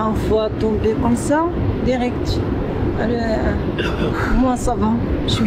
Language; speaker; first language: French; non-native, learner; Arabic